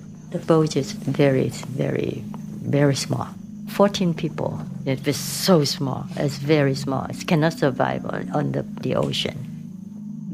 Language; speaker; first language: English; non-native, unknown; Vietnamese